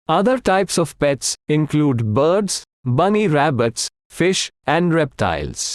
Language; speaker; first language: English; non-native, local second language; Hindi